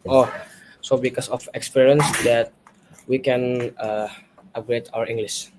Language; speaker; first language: English; non-native, learner; Indonesian